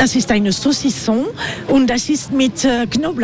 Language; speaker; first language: German; non-native, learner; French